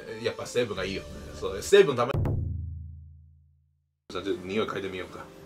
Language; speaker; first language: Japanese; native; Japanese